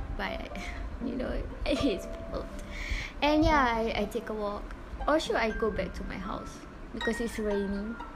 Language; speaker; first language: English; non-native, learner; Malay